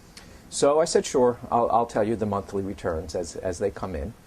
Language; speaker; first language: English; native; English